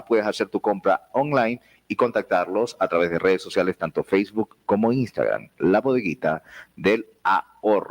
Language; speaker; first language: Spanish; native; Spanish